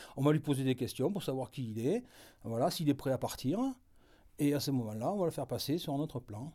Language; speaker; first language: French; native; French